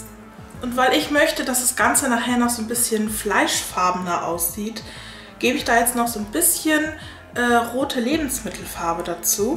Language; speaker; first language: German; native; German